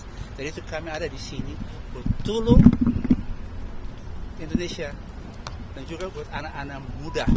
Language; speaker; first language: Indonesian; early bilingual, heritage; Indonesian